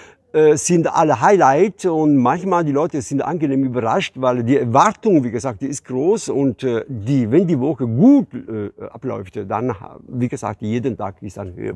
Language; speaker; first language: German; non-native, fluent; Italian